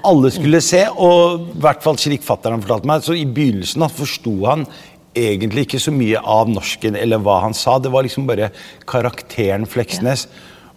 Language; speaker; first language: Norwegian; early bilingual, other home language; Arabic